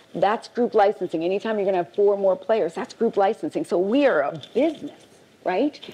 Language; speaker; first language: English; native; English